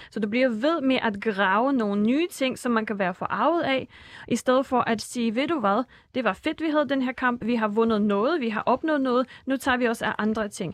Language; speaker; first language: Danish; non-native, fluent; Russian